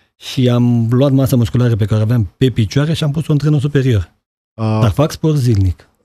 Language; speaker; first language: Romanian; native; Romanian